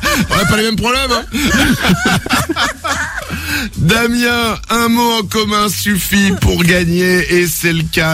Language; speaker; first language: French; native; French